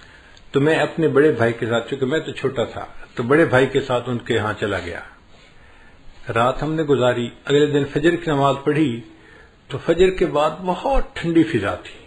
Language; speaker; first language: Urdu; native; Urdu